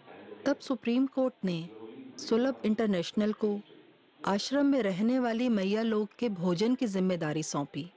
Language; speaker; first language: Hindi; native; Hindi